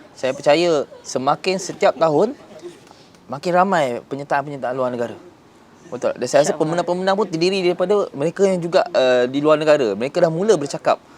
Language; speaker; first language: Malay; native; Malay